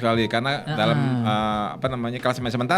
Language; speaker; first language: Indonesian; native; Indonesian